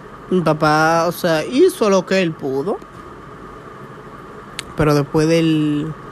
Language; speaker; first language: Spanish; early bilingual, heritage; Spanish